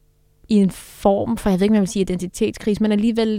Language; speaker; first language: Danish; native; Danish